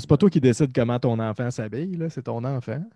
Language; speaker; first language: French; native; French